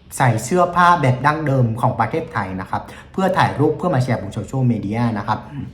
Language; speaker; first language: Thai; non-native, fluent; Vietnamese